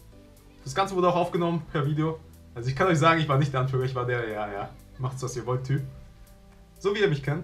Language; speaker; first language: German; native; German